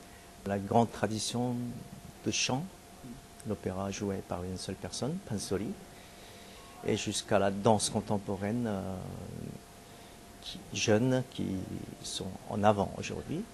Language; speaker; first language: French; non-native, fluent; Korean